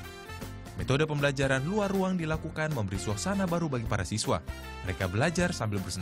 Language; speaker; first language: Indonesian; native; Indonesian